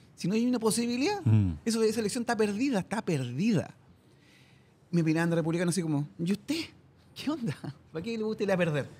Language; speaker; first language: Spanish; native; Spanish